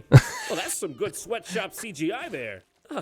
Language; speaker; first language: English; native; English